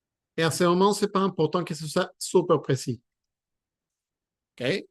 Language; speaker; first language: French; non-native, fluent; Spanish